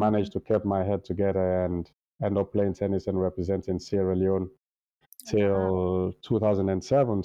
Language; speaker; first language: English; non-native, local second language; Krio